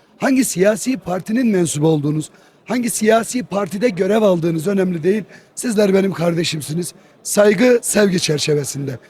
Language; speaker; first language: Turkish; native; Turkish